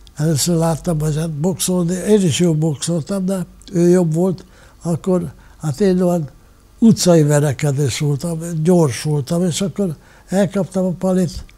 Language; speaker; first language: Hungarian; non-native, local second language; German